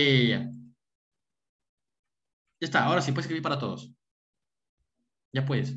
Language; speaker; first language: Spanish; native; Spanish